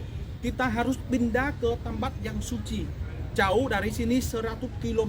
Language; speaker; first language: Indonesian; non-native, fluent; Vietnamese